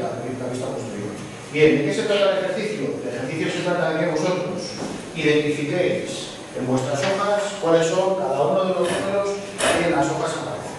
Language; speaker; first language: Spanish; native; Spanish